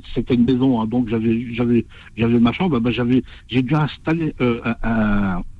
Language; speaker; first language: French; native; French